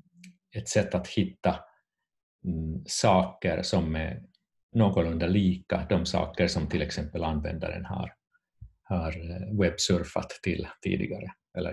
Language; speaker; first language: Swedish; non-native, fluent; Finnish